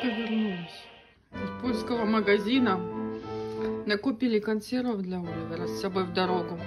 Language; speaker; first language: Russian; native; Russian